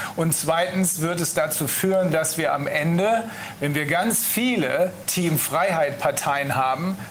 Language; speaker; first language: German; native; German